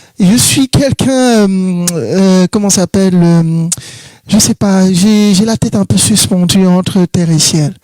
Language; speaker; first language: French; non-native, local second language; Wolof